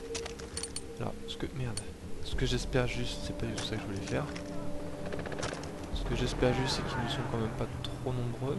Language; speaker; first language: French; native; French